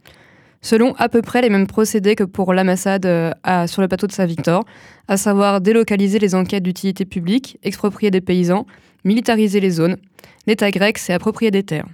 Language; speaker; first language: French; native; French